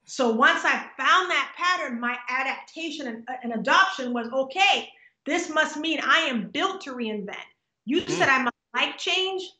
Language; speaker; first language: English; native; English